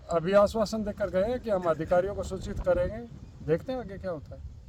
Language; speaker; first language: Hindi; native; Hindi